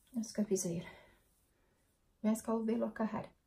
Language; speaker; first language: Swedish; non-native, learner; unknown